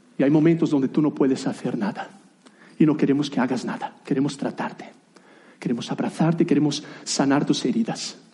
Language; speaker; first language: Spanish; non-native, fluent; Portuguese